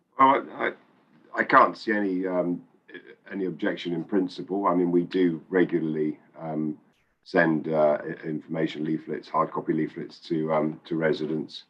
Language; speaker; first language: English; native; English